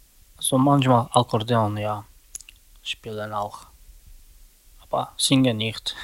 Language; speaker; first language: German; non-native, learner; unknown